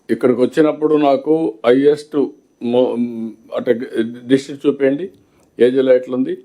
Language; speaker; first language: Telugu; native; Telugu